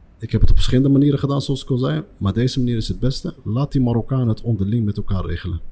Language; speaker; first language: Dutch; early bilingual, other home language; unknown